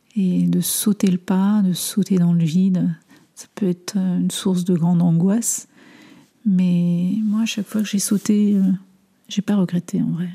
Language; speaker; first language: French; early bilingual, other home language; Armenian